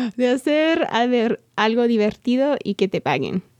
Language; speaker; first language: Spanish; non-native, fluent; English